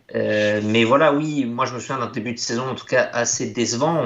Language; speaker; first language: French; native; French